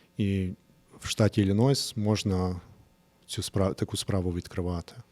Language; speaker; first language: Ukrainian; early bilingual, heritage; English